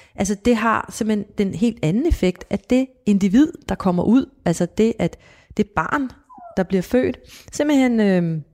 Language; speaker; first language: Danish; native; Danish